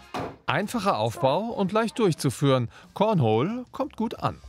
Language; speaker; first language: German; native; German